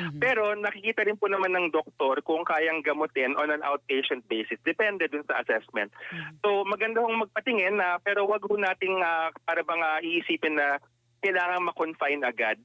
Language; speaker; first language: Filipino; non-native, local second language; Iloko